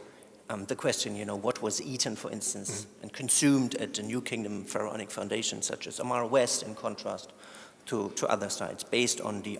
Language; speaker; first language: English; non-native, fluent; German